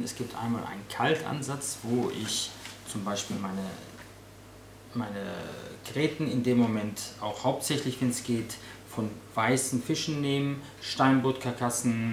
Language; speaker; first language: German; native; German